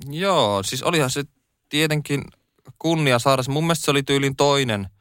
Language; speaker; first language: Finnish; native; Finnish